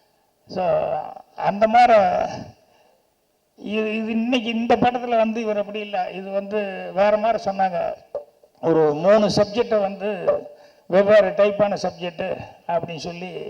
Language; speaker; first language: Tamil; native; Tamil